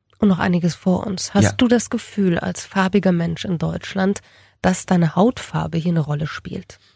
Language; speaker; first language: German; native; German